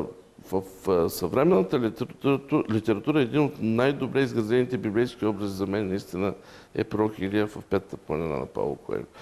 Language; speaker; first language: Bulgarian; native; Bulgarian